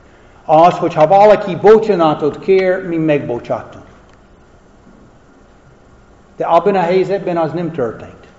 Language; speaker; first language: Hungarian; non-native, fluent; English